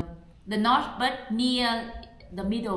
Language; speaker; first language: English; non-native, learner; Vietnamese